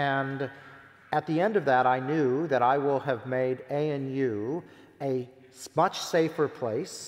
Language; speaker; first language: English; native; English